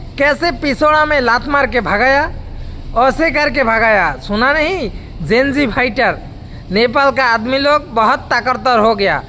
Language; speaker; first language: Hindi; non-native, learner; Bangla